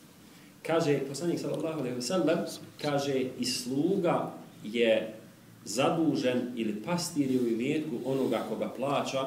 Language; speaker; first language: Serbian; native; Serbian